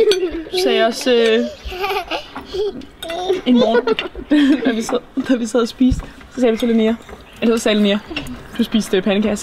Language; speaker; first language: Danish; native; Danish